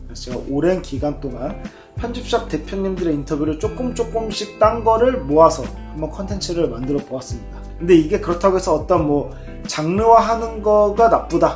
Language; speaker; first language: Korean; native; Korean